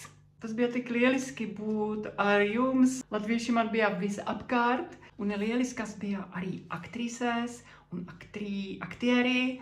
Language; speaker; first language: Latvian; non-native, fluent; Czech